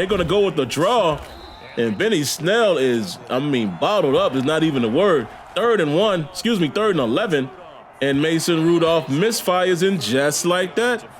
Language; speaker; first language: English; native; English